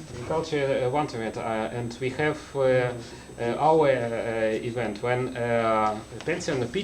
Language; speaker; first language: English; non-native, learner; Russian